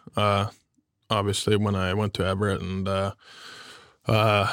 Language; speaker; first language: English; non-native, fluent; German